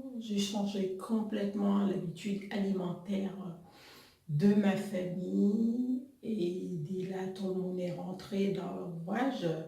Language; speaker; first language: French; non-native, local second language; Haitian Creole